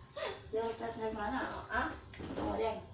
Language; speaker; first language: Indonesian; non-native, local second language; Sundanese